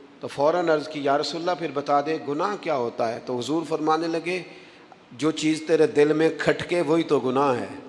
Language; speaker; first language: Urdu; non-native, local second language; Punjabi